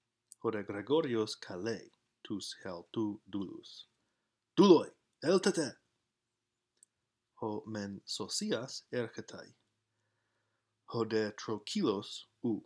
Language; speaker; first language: Greek; non-native, fluent; English